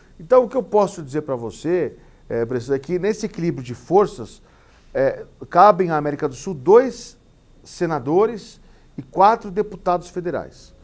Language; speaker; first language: Portuguese; native; Portuguese